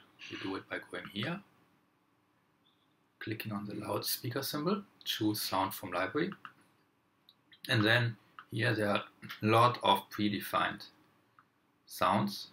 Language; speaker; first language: English; non-native, fluent; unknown